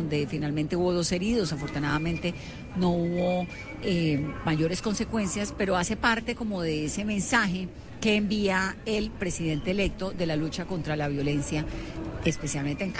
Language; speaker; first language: Spanish; native; Spanish